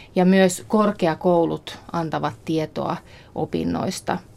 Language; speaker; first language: Finnish; native; Finnish